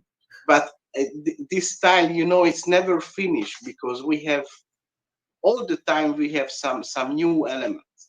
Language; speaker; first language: English; non-native, learner; Hungarian